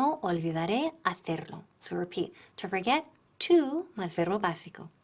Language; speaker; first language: Spanish; non-native, fluent; English